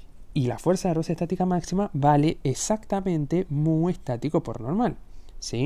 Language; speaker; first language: Spanish; native; Spanish